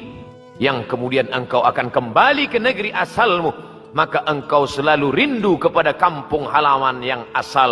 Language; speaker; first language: Malay; native; Malay